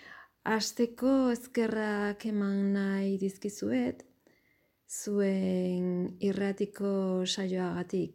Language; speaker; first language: Basque; non-native, learner; Spanish